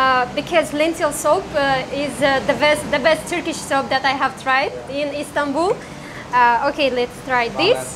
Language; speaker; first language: English; non-native, fluent; Kazakh